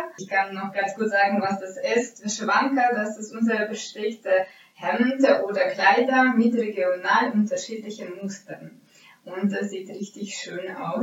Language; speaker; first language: German; non-native, fluent; Ukrainian